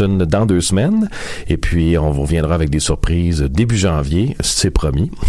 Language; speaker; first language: French; native; French